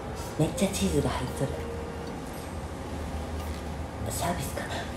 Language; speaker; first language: Japanese; native; Japanese